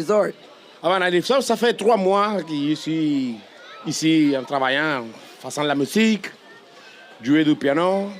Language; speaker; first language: French; non-native, learner; Spanish